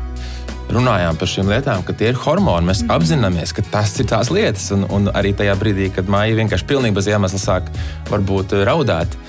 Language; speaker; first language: Latvian; native; Latvian